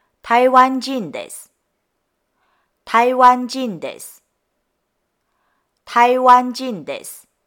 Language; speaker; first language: Japanese; non-native, fluent; Chinese